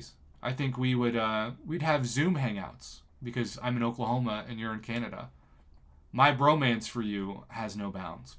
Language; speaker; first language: English; native; English